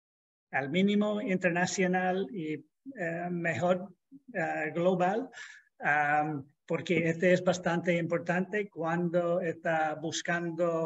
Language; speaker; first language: Spanish; non-native, fluent; English